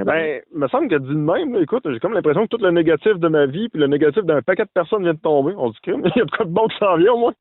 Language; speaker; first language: French; native; French